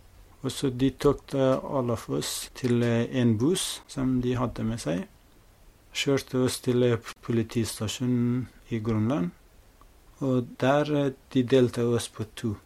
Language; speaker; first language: Norwegian; non-native, fluent; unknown